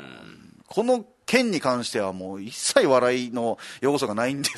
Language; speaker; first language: Japanese; native; Japanese